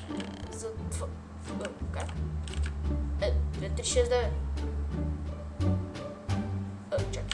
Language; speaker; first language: Bulgarian; early bilingual, heritage; Bulgarian